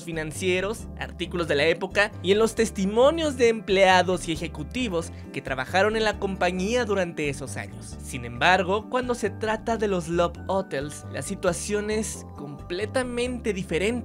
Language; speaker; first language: Spanish; native; Spanish